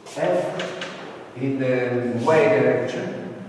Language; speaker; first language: English; non-native, fluent; Italian